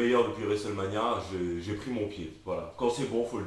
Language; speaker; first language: French; native; French